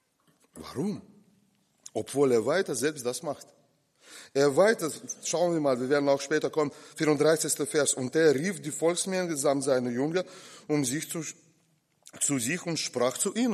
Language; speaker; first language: German; non-native, fluent; Russian